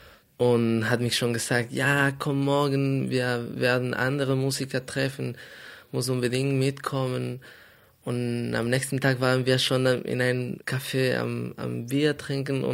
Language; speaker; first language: German; non-native, fluent; Spanish